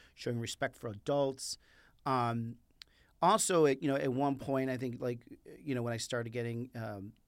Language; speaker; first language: English; early bilingual, other home language; Spanish